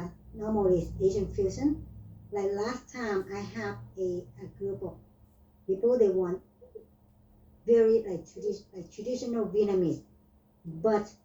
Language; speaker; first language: English; non-native, learner; Vietnamese